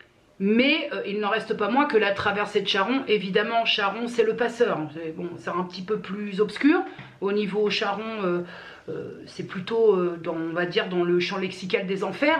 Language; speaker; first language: French; native; French